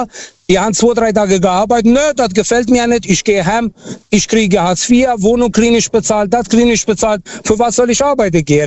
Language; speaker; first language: German; non-native, local second language; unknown